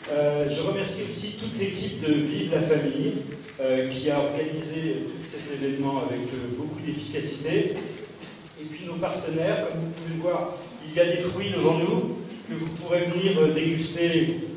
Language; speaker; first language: French; native; French